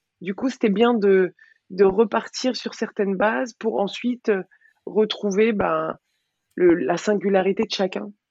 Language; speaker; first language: French; early bilingual, other home language; Arabic